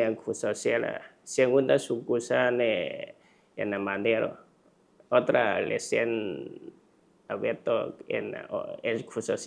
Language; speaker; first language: Spanish; non-native, learner; Chinese